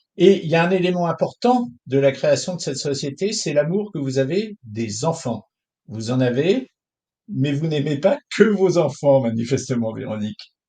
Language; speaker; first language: French; native; French